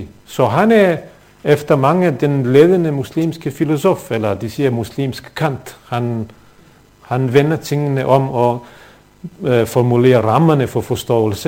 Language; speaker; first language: Danish; non-native, fluent; Bosnian